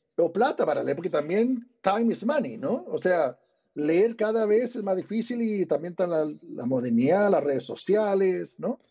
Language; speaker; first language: Spanish; early bilingual, other home language; English